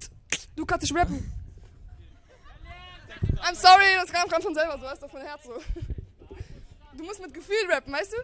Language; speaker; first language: German; non-native, learner; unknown